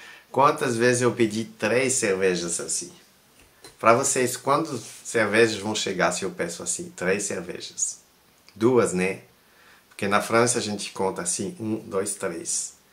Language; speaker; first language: Portuguese; non-native, fluent; French